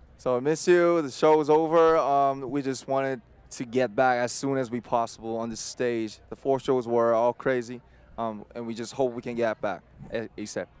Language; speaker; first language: English; non-native, fluent; Korean